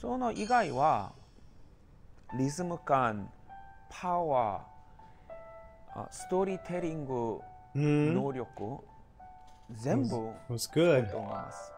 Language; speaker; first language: Japanese; non-native, learner; Korean